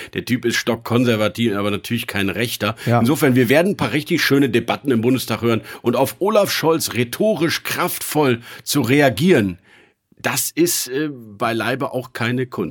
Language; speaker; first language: German; native; German